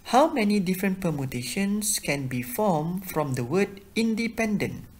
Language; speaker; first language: English; non-native, local second language; Malay